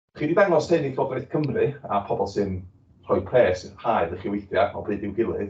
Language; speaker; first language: Welsh; native; Welsh